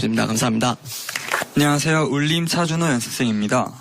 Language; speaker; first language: Korean; native; Korean